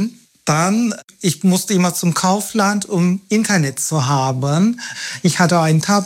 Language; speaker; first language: German; non-native, fluent; Turkish